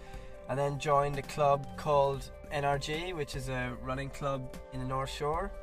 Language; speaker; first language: English; native; English